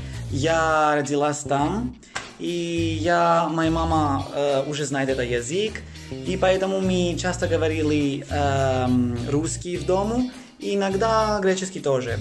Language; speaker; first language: Russian; early bilingual, heritage; Russian